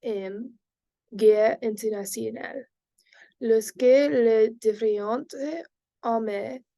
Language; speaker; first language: French; non-native, learner; English